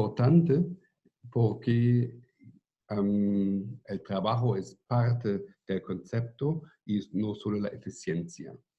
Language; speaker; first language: Spanish; non-native, fluent; German